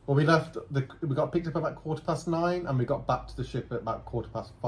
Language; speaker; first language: English; native; English